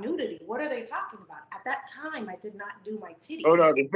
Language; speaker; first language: English; native; English